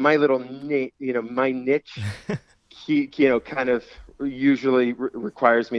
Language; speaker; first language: English; native; English